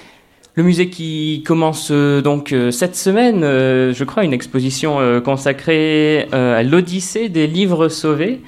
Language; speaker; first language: French; native; French